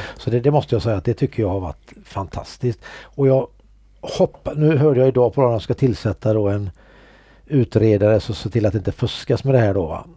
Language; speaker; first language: Swedish; native; Swedish